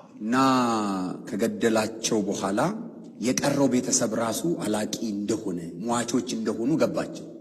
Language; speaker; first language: Amharic; non-native, local second language; Oromo